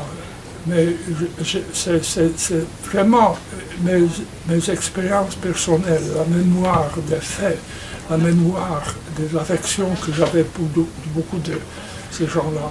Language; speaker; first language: French; non-native, fluent; Polish